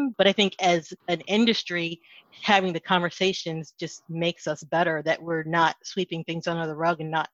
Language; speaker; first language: English; native; English